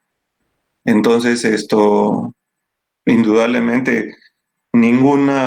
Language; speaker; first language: Spanish; native; Spanish